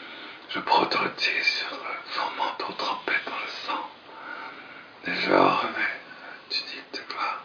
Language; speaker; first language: French; native; French